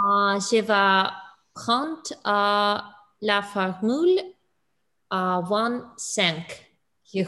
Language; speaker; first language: French; non-native, learner; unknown